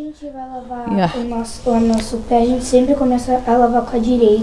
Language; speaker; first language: Portuguese; early bilingual, other home language; Arabic